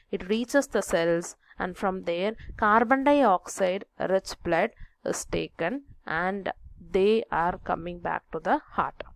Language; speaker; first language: English; non-native, local second language; Malayalam